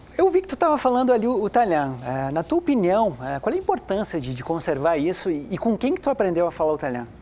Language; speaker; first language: Portuguese; native; Portuguese